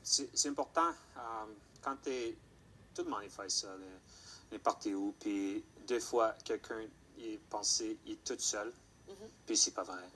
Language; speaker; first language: French; non-native, local second language; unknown